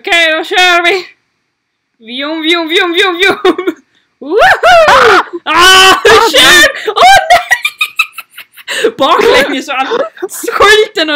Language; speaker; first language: Swedish; native; Swedish